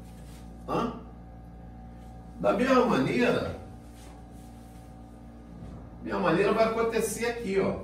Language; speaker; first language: Portuguese; native; Portuguese